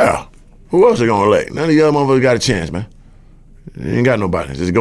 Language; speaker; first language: English; native; English